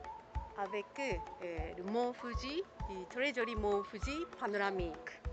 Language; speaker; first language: French; non-native, learner; Japanese